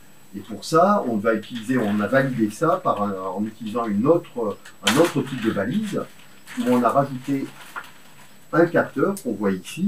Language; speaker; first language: French; native; French